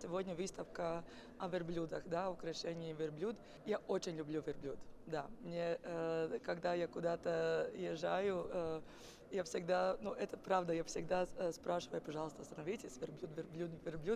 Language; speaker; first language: Russian; non-native, fluent; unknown